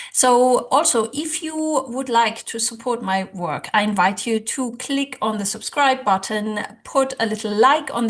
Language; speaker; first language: English; non-native, fluent; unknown